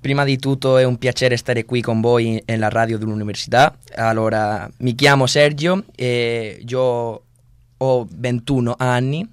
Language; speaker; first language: Italian; non-native, learner; Spanish